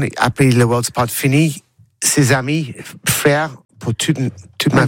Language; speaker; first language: French; non-native, learner; English